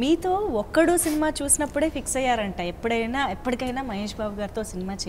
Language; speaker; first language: Telugu; native; Telugu